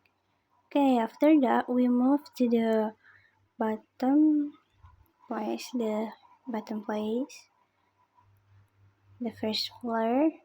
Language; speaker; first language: English; non-native, learner; Indonesian